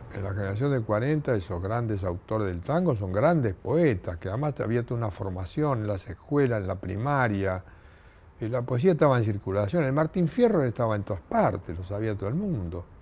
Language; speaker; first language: Spanish; native; Spanish